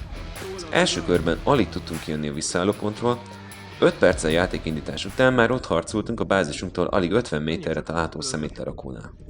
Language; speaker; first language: Hungarian; native; Hungarian